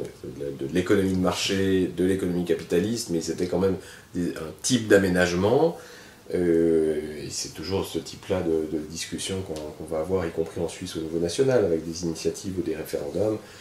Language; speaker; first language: French; native; French